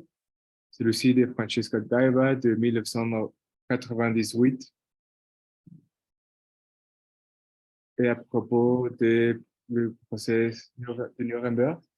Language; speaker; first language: French; non-native, fluent; Portuguese